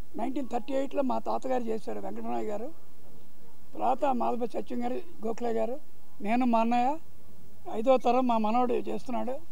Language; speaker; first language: Telugu; native; Telugu